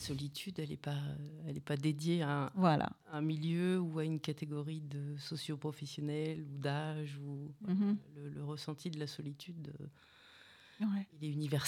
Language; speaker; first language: French; native; French